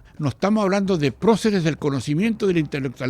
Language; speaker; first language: Spanish; native; Spanish